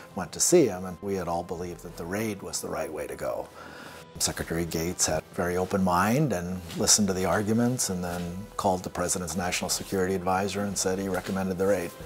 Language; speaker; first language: English; native; English